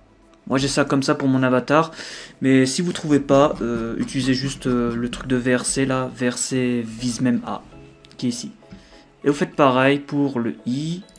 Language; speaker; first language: French; native; French